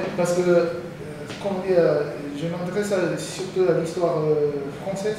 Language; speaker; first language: French; non-native, learner; Japanese